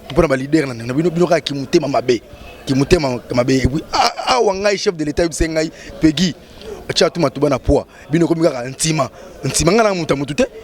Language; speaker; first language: Lingala; non-native, local second language; Kongo